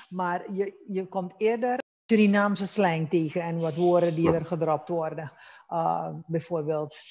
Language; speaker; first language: Dutch; native; Dutch